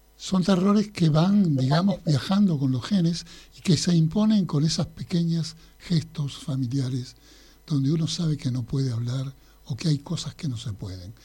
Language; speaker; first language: Spanish; native; Spanish